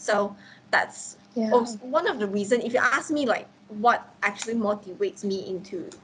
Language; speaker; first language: English; non-native, local second language; Cantonese